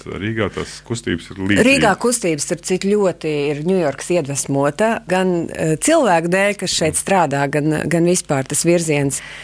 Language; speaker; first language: Latvian; native; Latvian